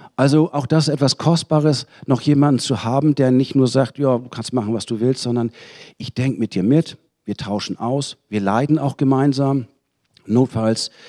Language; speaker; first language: German; native; German